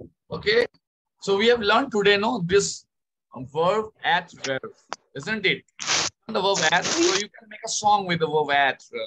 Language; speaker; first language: English; non-native, local second language; Bangla